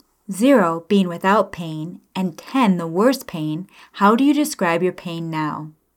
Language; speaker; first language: English; native; English